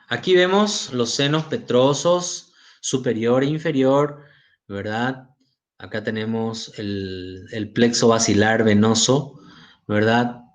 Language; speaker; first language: Spanish; native; Spanish